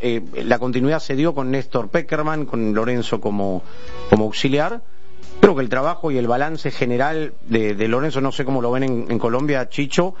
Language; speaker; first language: Spanish; native; Spanish